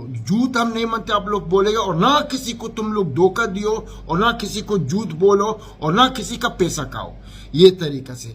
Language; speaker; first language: Hindi; non-native, learner; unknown